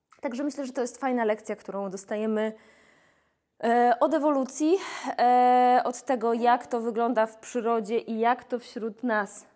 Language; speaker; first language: Polish; native; Polish